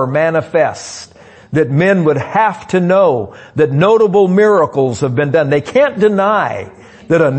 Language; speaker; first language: English; native; English